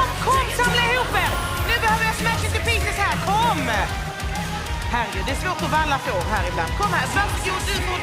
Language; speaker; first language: Swedish; native; Swedish